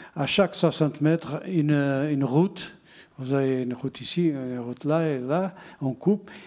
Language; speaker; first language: French; non-native, fluent; Portuguese